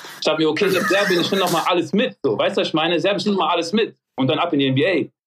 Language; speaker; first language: German; early bilingual, other home language; French